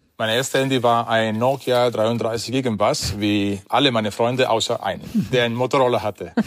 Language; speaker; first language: German; non-native, fluent; Italian